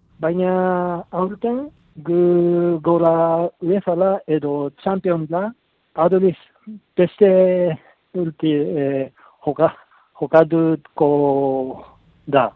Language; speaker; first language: Basque; non-native, learner; Japanese